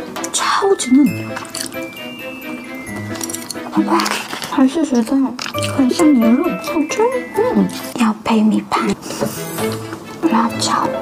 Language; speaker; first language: Chinese; non-native, learner; Korean